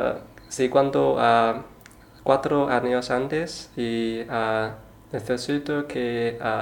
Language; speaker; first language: Spanish; non-native, learner; Chinese